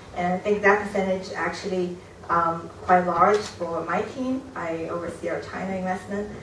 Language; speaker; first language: English; non-native, fluent; Chinese